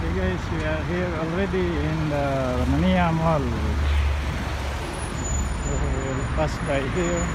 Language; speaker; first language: English; non-native, local second language; Filipino